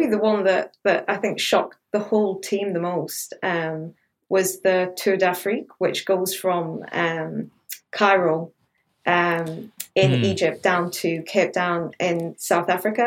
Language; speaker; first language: English; native; English